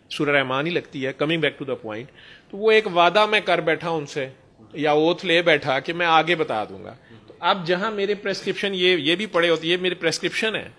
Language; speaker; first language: Urdu; non-native, local second language; Punjabi